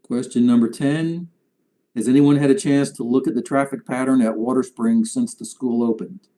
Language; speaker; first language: English; native; English